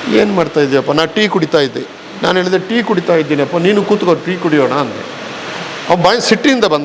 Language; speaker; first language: Kannada; native; Kannada